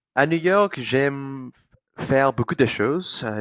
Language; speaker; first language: French; non-native, learner; English